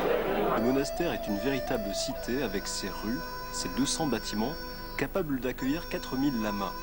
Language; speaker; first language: French; native; French